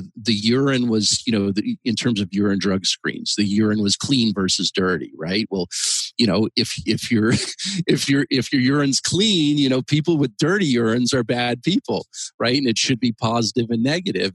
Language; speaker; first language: English; native; English